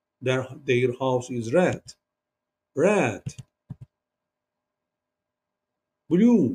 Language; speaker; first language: English; non-native, learner; Turkish